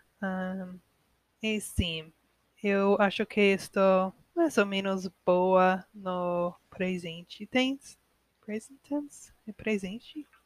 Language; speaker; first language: Portuguese; non-native, learner; English